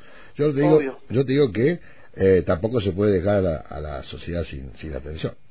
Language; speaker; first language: Spanish; native; Spanish